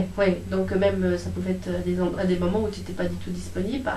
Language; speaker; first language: French; native; French